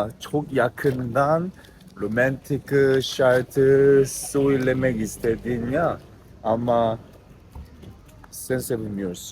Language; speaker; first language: Turkish; non-native, learner; Korean